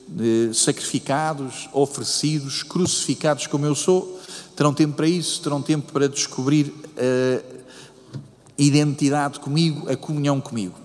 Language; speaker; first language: Portuguese; native; Portuguese